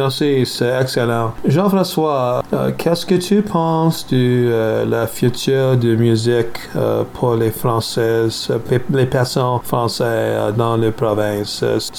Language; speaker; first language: French; non-native, learner; English